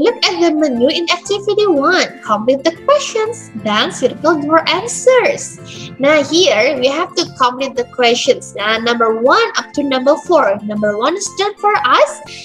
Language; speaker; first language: English; non-native, fluent; Indonesian